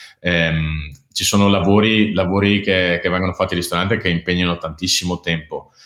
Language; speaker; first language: Italian; native; Italian